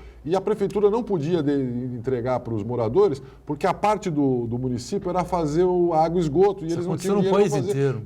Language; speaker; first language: Portuguese; native; Portuguese